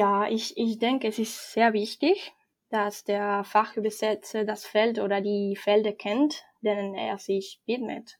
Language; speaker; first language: German; non-native, fluent; Spanish